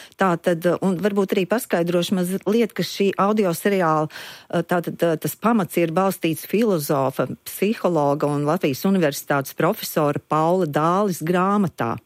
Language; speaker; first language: Latvian; native; Latvian